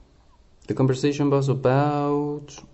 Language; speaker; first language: English; non-native, fluent; Spanish